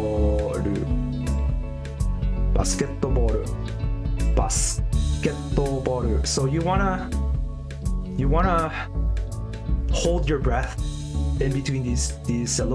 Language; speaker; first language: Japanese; non-native, learner; English